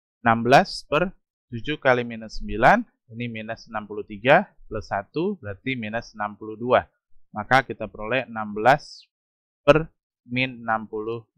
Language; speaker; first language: Indonesian; native; Indonesian